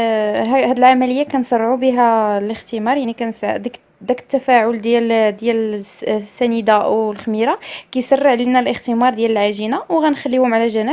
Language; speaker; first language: Arabic; native; Arabic